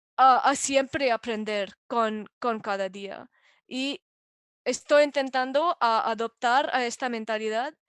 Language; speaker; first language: Spanish; non-native, fluent; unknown